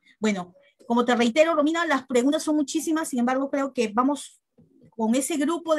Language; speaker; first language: Spanish; native; Spanish